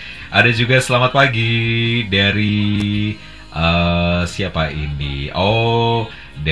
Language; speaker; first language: Indonesian; native; Indonesian